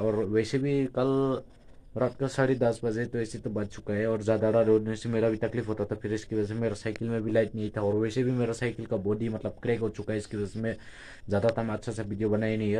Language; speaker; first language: Hindi; non-native, local second language; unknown